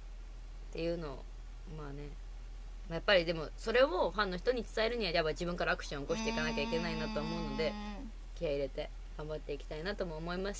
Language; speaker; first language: Japanese; native; Japanese